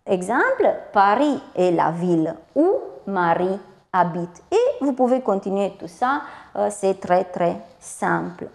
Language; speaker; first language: French; non-native, fluent; Romanian